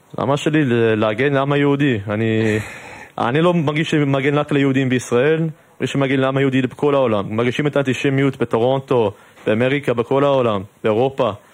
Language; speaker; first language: Hebrew; non-native, fluent; English